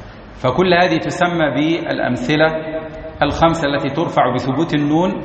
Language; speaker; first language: Arabic; native; Arabic